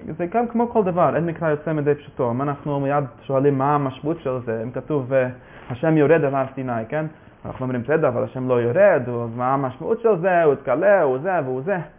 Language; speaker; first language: Hebrew; non-native, fluent; Yiddish